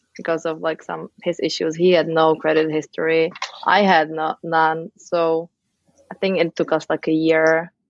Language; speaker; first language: English; non-native, fluent; Czech